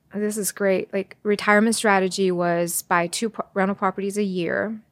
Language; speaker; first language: English; early bilingual, other home language; Chinese